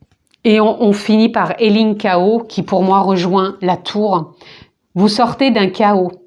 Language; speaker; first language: French; native; French